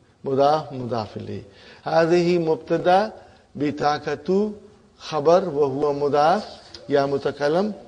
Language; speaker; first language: Arabic; non-native, fluent; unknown